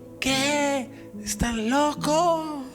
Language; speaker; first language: Spanish; native; Spanish